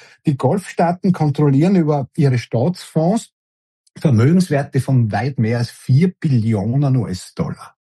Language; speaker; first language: German; native; German